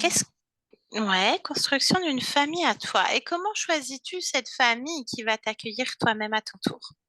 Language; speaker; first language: French; native; French